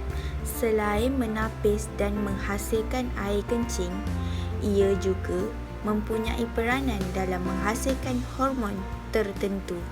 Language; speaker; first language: Malay; native; Malay